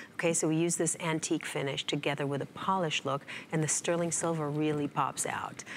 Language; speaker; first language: English; non-native, fluent; Hebrew